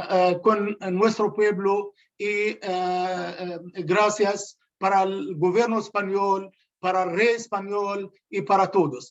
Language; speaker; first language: Spanish; non-native, learner; Arabic